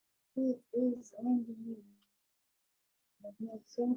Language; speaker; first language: English; non-native, learner; Arabic